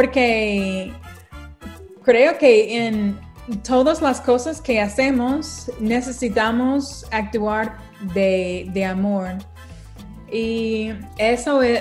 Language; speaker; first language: Spanish; non-native, learner; English